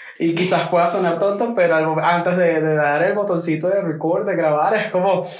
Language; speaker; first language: Spanish; native; Spanish